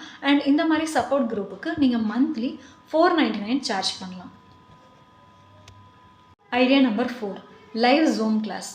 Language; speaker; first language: Tamil; native; Tamil